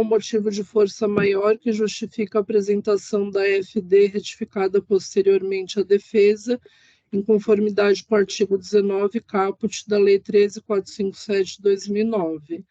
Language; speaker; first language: Portuguese; native; Portuguese